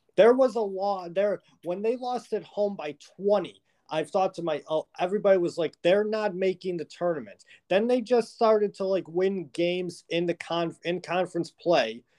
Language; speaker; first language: English; native; English